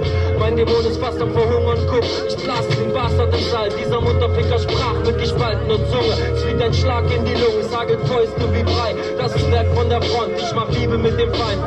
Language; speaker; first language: German; native; German